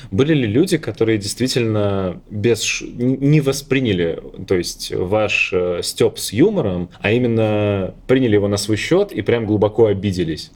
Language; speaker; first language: Russian; native; Russian